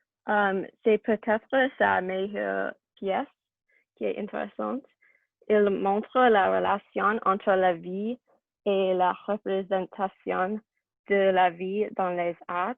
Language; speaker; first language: French; non-native, learner; English